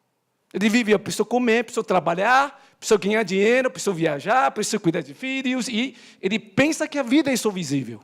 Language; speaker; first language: Portuguese; native; Portuguese